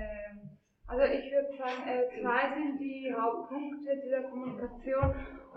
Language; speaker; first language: German; non-native, fluent; Italian